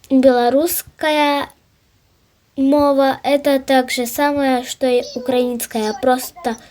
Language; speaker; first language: Russian; non-native, local second language; Ukrainian